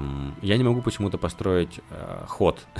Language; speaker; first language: Russian; native; Russian